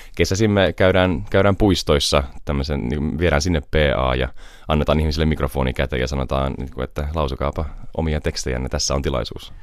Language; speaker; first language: Finnish; early bilingual, heritage; Finnish